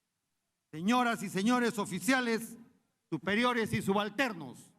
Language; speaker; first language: Spanish; native; Spanish